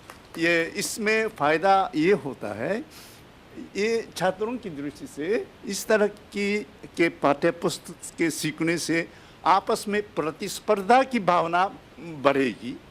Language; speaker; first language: Hindi; non-native, fluent; Japanese